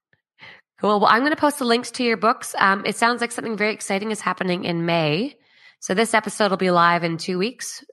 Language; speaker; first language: English; native; English